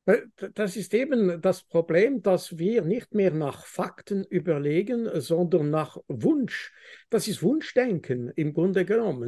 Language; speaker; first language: German; non-native, fluent; French